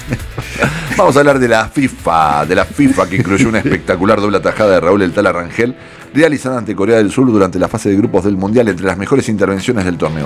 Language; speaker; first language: Spanish; native; Spanish